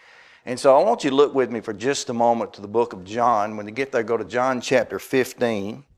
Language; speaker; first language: English; native; English